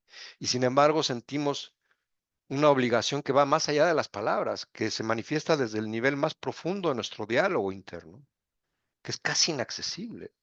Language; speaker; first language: Spanish; native; Spanish